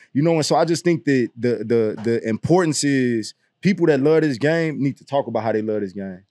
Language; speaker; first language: English; native; English